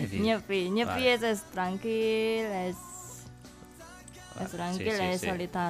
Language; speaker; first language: Catalan; non-native, learner; Indonesian